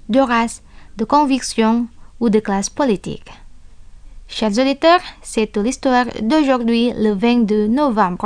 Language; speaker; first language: French; non-native, fluent; Indonesian